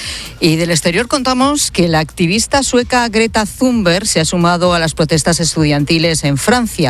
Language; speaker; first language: Spanish; native; Spanish